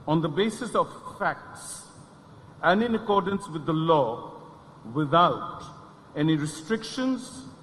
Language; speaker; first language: English; non-native, local second language; Bangla